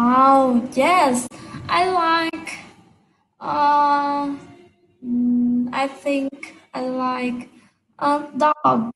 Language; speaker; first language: English; non-native, learner; Vietnamese